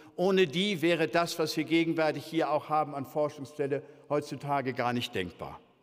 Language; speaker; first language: German; native; German